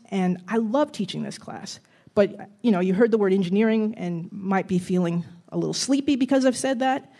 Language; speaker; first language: English; native; English